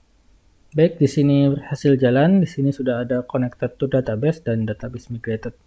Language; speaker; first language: Indonesian; native; Indonesian